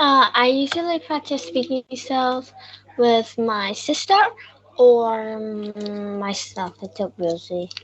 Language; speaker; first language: English; non-native, learner; Vietnamese